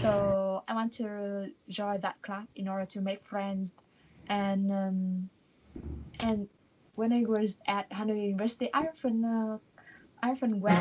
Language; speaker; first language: English; non-native, learner; Vietnamese